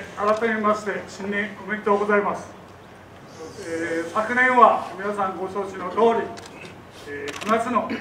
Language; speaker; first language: Japanese; native; Japanese